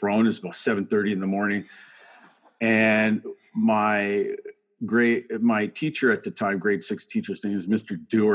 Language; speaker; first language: English; native; English